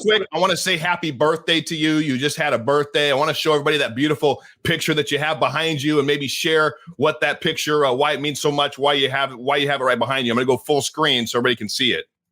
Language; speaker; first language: English; native; English